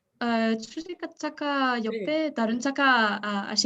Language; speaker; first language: Korean; non-native, learner; French